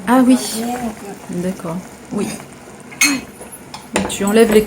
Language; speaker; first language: French; native; French